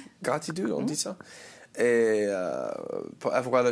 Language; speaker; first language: French; non-native, learner; English